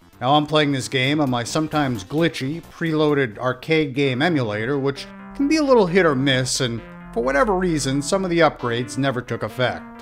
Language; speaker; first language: English; native; English